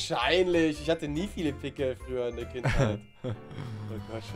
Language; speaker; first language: German; native; German